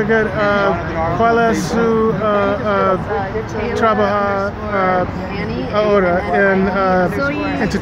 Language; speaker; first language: Spanish; non-native, learner; English